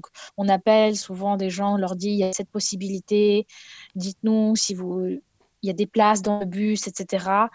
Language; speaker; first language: French; non-native, fluent; Ukrainian